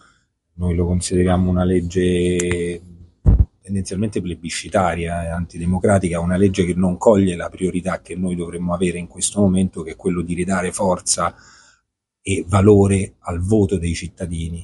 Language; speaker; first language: Italian; native; Italian